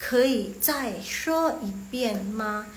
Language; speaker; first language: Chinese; non-native, fluent; Indonesian